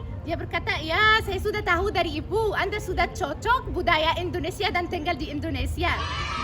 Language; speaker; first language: Indonesian; non-native, learner; Arabic